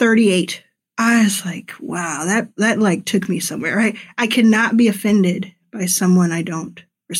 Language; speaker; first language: English; native; English